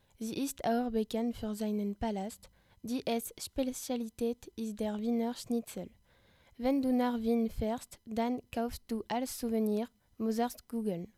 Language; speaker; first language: German; non-native, learner; French